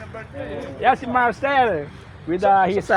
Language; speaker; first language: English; non-native, local second language; Filipino